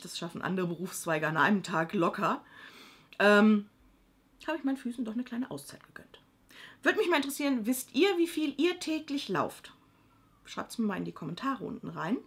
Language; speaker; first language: German; native; German